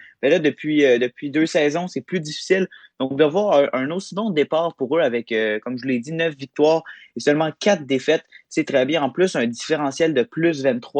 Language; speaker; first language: French; native; French